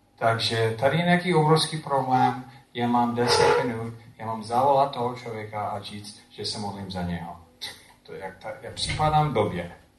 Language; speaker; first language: Czech; non-native, fluent; English